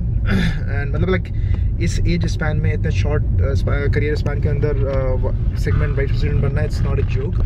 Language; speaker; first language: Hindi; native; Hindi